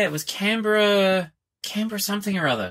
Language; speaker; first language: English; native; English